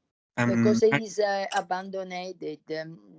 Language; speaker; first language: English; non-native, learner; Italian